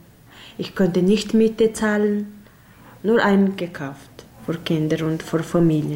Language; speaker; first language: German; non-native, learner; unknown